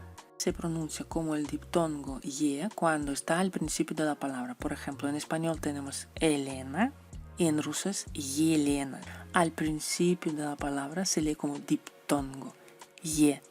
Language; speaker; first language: Spanish; non-native, fluent; Russian